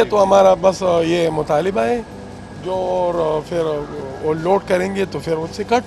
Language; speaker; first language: Hindi; non-native, local second language; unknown